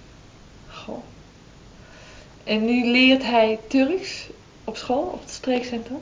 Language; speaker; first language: Dutch; native; Dutch